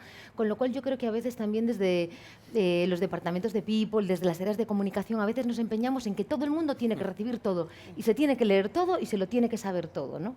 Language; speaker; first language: Spanish; native; Spanish